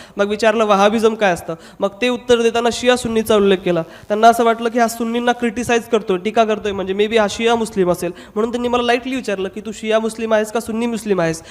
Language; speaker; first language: Marathi; non-native, local second language; Hindi